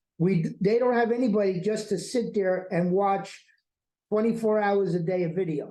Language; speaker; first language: English; native; English